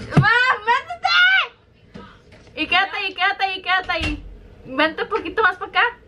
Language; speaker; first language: Spanish; early bilingual, heritage; Spanish